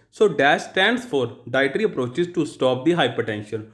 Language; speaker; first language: English; non-native, local second language; Punjabi